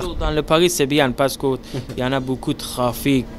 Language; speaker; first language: French; non-native, learner; Persian